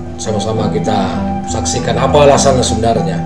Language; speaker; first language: Indonesian; native; Indonesian